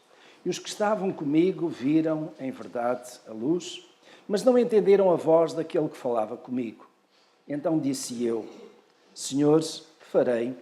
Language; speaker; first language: Portuguese; native; Portuguese